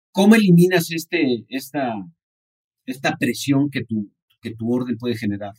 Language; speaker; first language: Spanish; native; Spanish